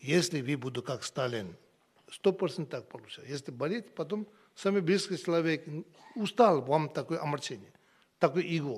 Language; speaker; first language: Russian; non-native, learner; Tibetan